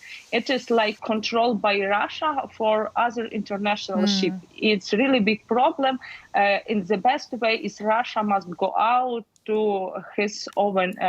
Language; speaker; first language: English; non-native, learner; Ukrainian